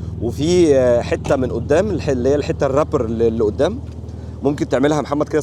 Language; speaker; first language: Arabic; native; Arabic